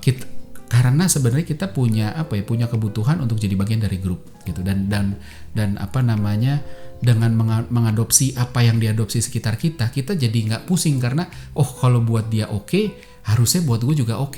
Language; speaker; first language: Indonesian; native; Indonesian